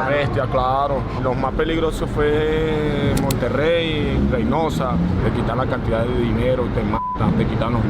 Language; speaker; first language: Spanish; native; Spanish